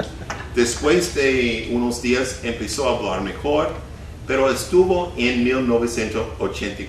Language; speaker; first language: Spanish; non-native, fluent; English